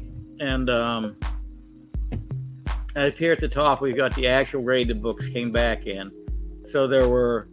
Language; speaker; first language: English; native; English